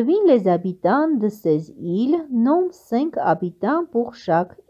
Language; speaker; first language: French; non-native, fluent; Armenian